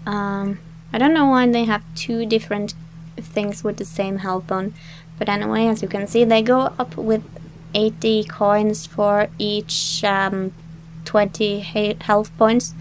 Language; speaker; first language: English; non-native, fluent; Norwegian